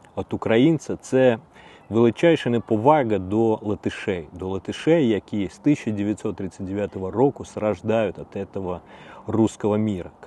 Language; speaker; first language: Ukrainian; non-native, learner; Russian